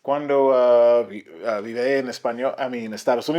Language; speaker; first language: Spanish; non-native, learner; English